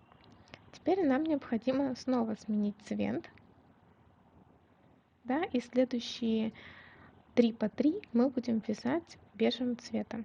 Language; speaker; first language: Russian; native; Russian